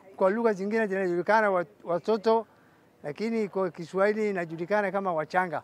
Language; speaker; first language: Swahili; non-native, local second language; Somali